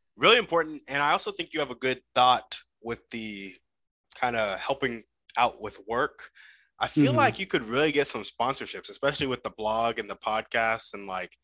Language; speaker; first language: English; native; English